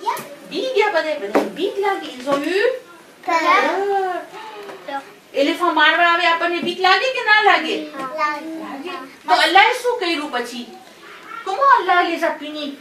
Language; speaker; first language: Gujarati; early bilingual, heritage; Gujarati